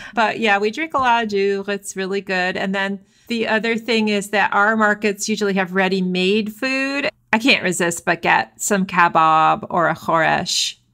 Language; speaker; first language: English; early bilingual, other home language; Persian